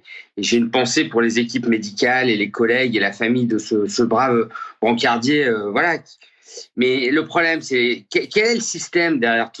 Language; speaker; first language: French; native; French